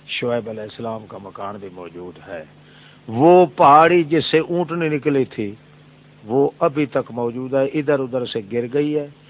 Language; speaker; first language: Urdu; non-native, local second language; Saraiki